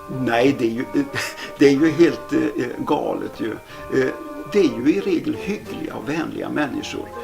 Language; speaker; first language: Swedish; native; Swedish